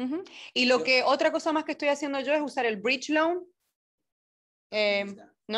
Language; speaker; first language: Spanish; native; Spanish